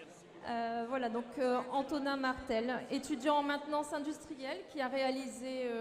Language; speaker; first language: French; native; French